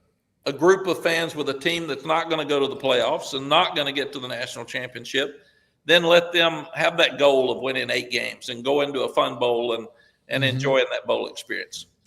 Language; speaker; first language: English; native; English